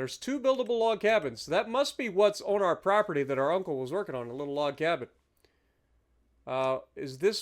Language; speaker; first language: English; native; English